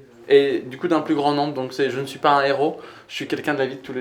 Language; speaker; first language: French; native; French